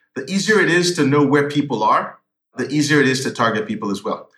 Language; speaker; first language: English; non-native, local second language; Yoruba